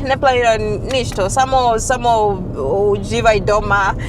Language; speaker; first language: Macedonian; non-native, learner; English